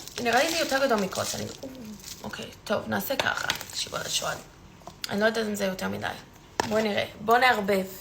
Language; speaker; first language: Hebrew; early bilingual, other home language; English